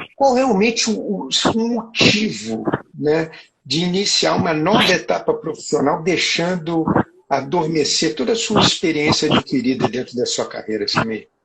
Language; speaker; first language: Portuguese; native; Portuguese